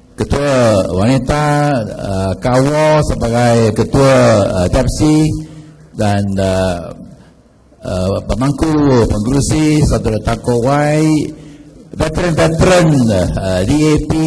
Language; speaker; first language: Malay; non-native, local second language; Chinese